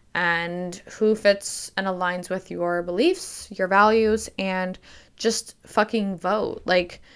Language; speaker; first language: English; native; English